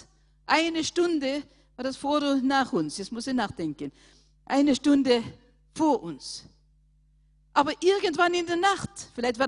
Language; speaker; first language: German; non-native, fluent; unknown